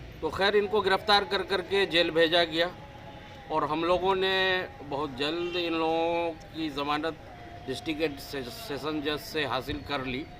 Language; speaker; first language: Hindi; native; Hindi